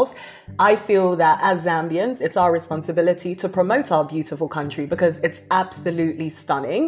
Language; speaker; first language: English; native; English